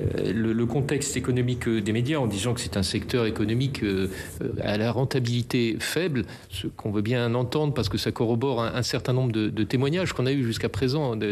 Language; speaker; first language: French; native; French